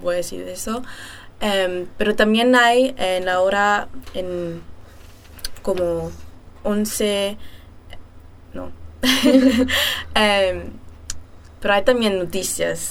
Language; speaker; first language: Spanish; early bilingual, heritage; German